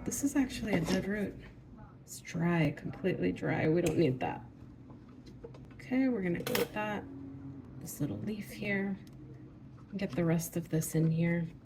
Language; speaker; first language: English; native; English